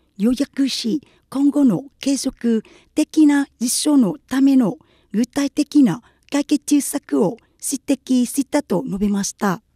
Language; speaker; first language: Japanese; non-native, fluent; Vietnamese